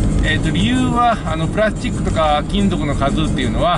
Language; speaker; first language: Japanese; native; Japanese